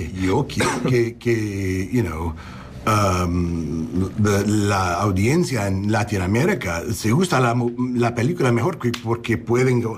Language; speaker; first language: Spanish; early bilingual, heritage; English